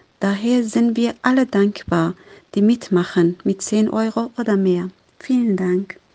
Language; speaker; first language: German; non-native, fluent; Persian